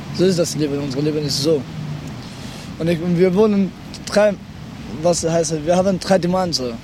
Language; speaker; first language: German; non-native, learner; Pashto